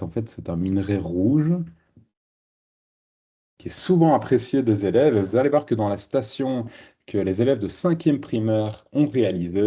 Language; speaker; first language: French; native; French